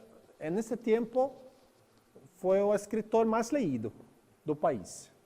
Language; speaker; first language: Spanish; non-native, learner; Norwegian